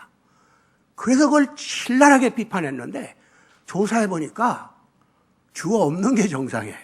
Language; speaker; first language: Korean; native; Korean